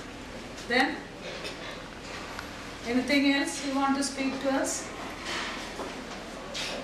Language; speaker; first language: English; non-native, local second language; Hindi